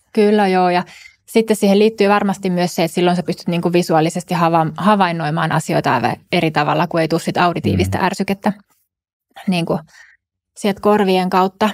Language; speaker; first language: Finnish; native; Finnish